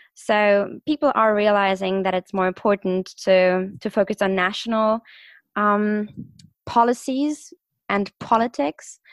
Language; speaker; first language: English; non-native, fluent; German